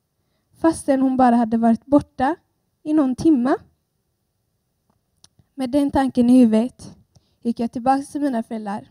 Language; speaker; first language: Swedish; early bilingual, other home language; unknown